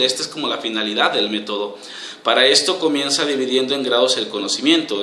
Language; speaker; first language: Spanish; native; Spanish